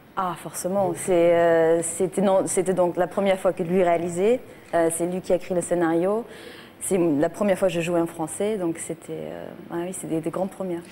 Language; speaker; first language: French; non-native, fluent; German